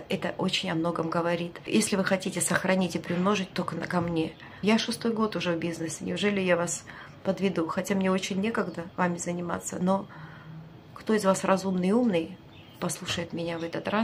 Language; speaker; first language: Russian; native; Russian